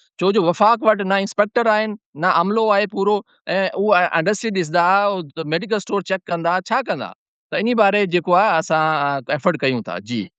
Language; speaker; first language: Sindhi; non-native, local second language; Urdu